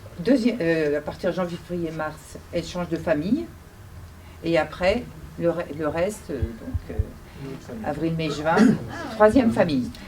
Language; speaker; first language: French; native; French